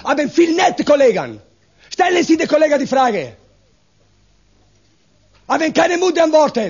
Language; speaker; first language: German; non-native, learner; Italian